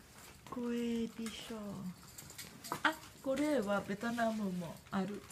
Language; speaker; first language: Japanese; non-native, learner; Vietnamese